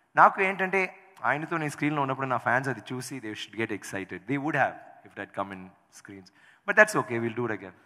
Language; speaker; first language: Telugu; non-native, learner; Tamil